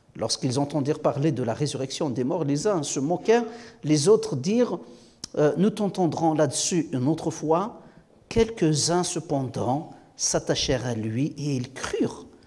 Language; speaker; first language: French; non-native, local second language; Kabyle